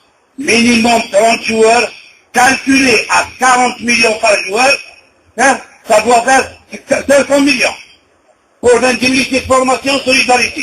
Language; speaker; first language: French; non-native, local second language; Arabic